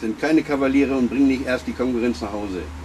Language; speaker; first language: German; native; German